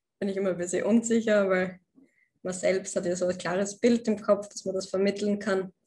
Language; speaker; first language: German; native; German